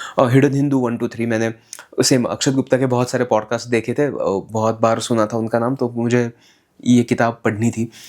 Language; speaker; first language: Hindi; non-native, local second language; Marathi